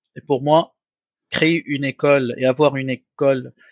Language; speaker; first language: French; non-native, local second language; Arabic